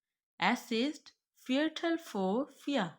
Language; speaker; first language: German; non-native, fluent; Urdu